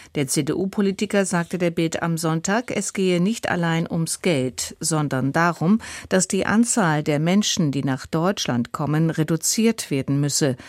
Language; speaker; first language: German; native; German